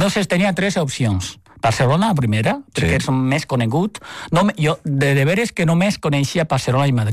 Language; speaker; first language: Catalan; non-native, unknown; Chinese